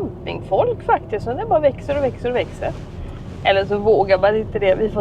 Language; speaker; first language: Swedish; native; Swedish